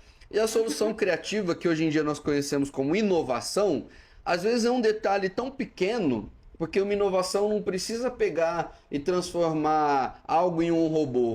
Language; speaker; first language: Portuguese; native; Portuguese